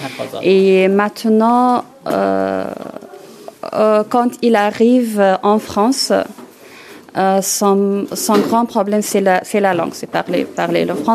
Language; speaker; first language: French; non-native, learner; Persian